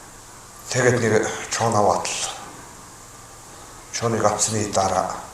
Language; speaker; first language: Mongolian; non-native, local second language; Kazakh